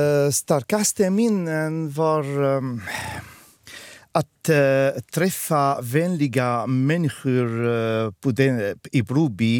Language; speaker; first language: Swedish; non-native, fluent; Arabic